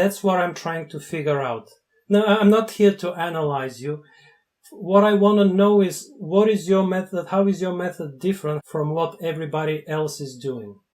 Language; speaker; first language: English; non-native, fluent; Bulgarian